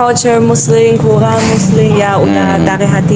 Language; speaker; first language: Indonesian; non-native, learner; Chinese